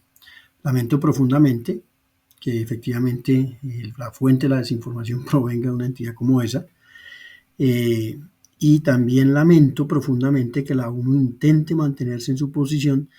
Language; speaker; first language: Spanish; native; Spanish